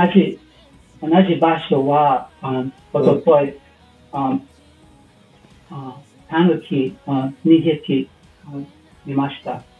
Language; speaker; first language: Japanese; non-native, learner; English